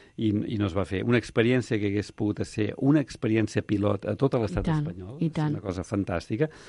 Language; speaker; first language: Catalan; native; Catalan